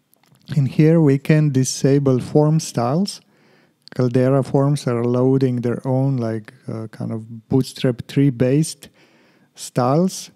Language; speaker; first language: English; non-native, fluent; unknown